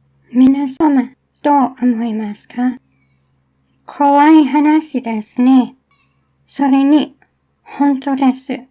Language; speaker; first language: Japanese; non-native, learner; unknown